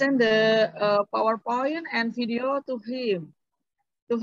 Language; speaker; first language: English; non-native, learner; Indonesian